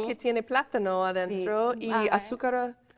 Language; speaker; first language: Spanish; non-native, fluent; English